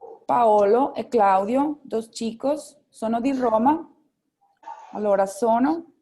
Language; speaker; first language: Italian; non-native, fluent; Spanish